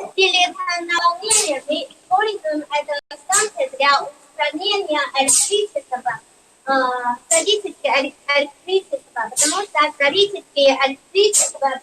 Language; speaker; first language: Russian; non-native, learner; Chinese